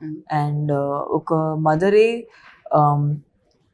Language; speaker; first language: Telugu; non-native, local second language; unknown